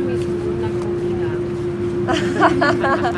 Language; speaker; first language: Spanish; non-native, fluent; Portuguese